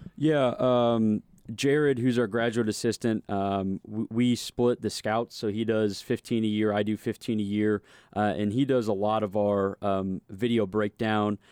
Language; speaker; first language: English; native; English